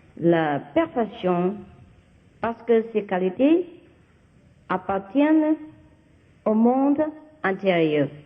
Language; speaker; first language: French; non-native, fluent; Vietnamese